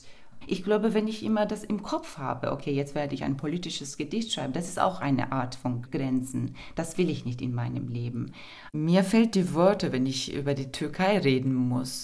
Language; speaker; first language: German; non-native, fluent; Turkish